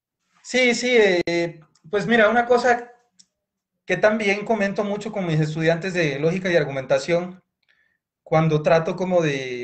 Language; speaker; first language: Spanish; native; Spanish